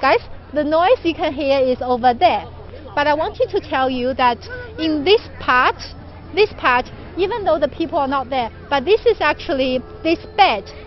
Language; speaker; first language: English; non-native, fluent; Chinese